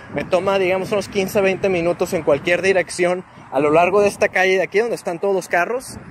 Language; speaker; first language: Spanish; native; Spanish